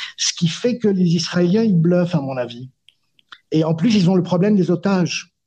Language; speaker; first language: French; non-native, local second language; Arabic